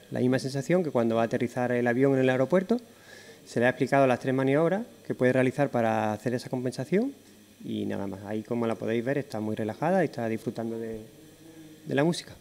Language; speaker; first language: Spanish; native; Spanish